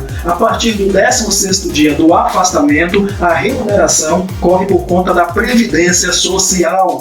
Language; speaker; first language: Portuguese; native; Portuguese